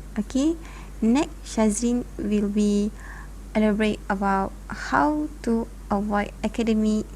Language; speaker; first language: English; non-native, local second language; Malay